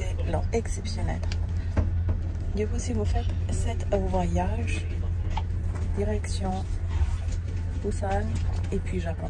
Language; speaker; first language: French; non-native, learner; Croatian